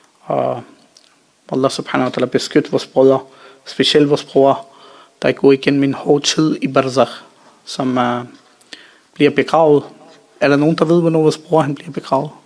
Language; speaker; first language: Danish; early bilingual, other home language; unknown